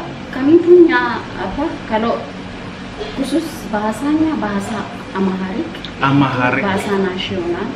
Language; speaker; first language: Indonesian; non-native, learner; Amharic